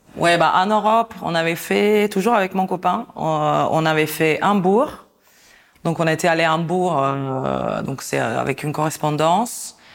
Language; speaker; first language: French; non-native, fluent; Italian